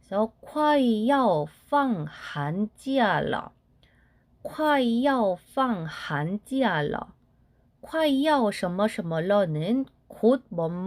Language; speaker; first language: Chinese; non-native, fluent; Korean